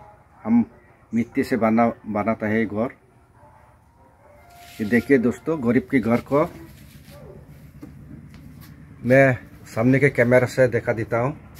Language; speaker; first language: Hindi; non-native, local second language; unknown